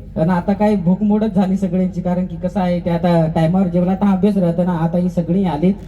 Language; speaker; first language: Marathi; native; Marathi